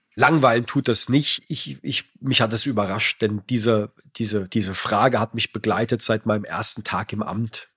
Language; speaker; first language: German; native; German